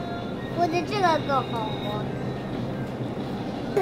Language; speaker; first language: Chinese; early bilingual, heritage; Chinese